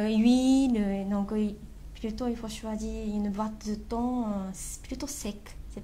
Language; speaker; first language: French; non-native, learner; Japanese